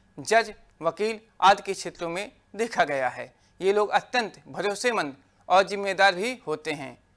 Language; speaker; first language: Hindi; native; Hindi